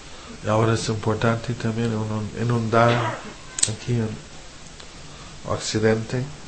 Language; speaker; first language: Spanish; non-native, fluent; English